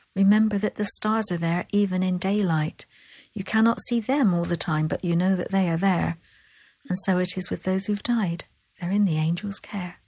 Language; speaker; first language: English; native; English